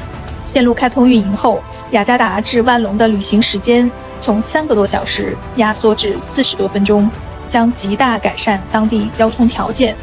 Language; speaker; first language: Chinese; native; Chinese